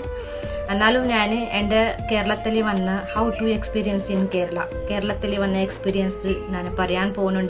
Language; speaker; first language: Malayalam; non-native, local second language; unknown